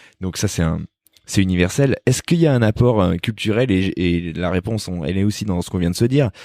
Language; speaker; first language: French; native; French